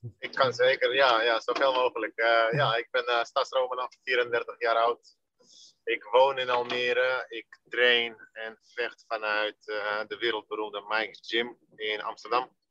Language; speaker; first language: Dutch; early bilingual, other home language; Russian